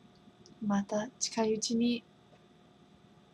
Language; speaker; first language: Japanese; non-native, fluent; English